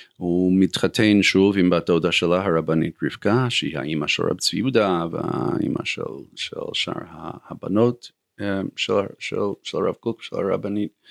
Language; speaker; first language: Hebrew; non-native, fluent; English